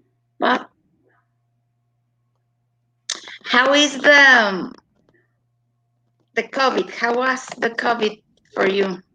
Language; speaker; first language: English; non-native, learner; Spanish